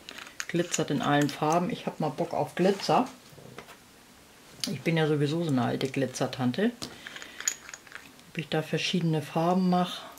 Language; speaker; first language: German; native; German